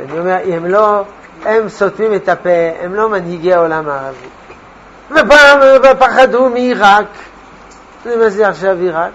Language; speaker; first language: Hebrew; non-native, fluent; French